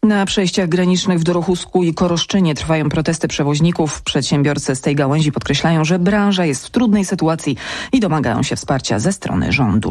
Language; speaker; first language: Polish; native; Polish